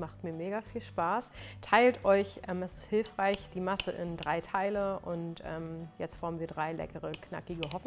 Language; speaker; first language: German; native; German